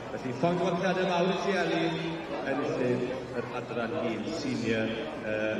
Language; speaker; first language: Welsh; native; Welsh